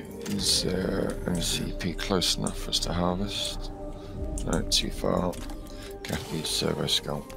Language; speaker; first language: English; native; English